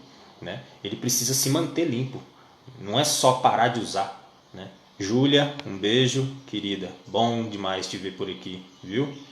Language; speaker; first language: Portuguese; native; Portuguese